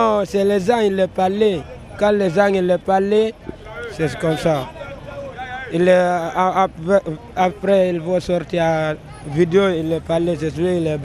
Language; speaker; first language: French; non-native, local second language; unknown